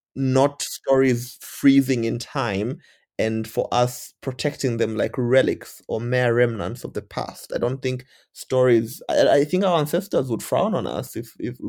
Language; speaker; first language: English; non-native, local second language; Bemba